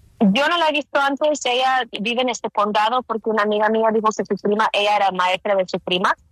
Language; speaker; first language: Spanish; early bilingual, heritage; Spanish